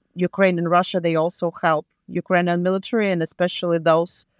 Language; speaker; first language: English; non-native, fluent; Latvian